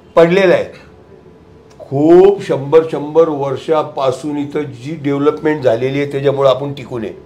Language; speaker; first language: Marathi; non-native, local second language; Gujarati